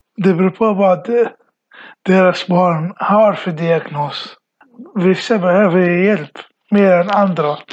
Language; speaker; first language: Swedish; early bilingual, other home language; Arabic